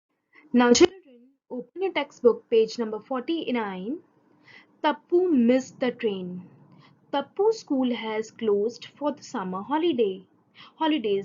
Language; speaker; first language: English; non-native, local second language; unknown